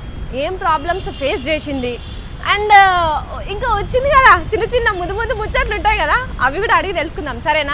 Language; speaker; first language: Telugu; native; Telugu